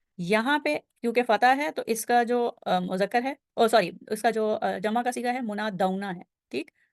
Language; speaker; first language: Urdu; native; Urdu